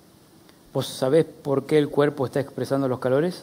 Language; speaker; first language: Spanish; native; Spanish